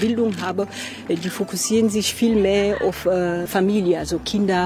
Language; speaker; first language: German; non-native, fluent; French